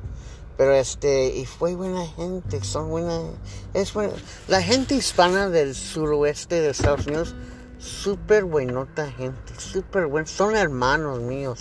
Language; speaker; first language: Spanish; early bilingual, heritage; English